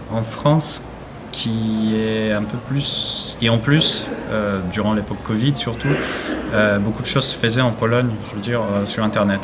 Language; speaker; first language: French; non-native, fluent; Polish